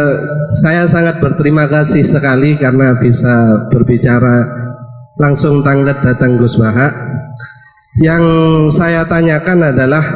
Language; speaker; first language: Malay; non-native, local second language; Javanese